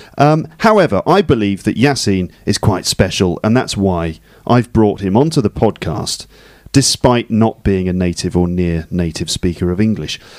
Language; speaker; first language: English; native; English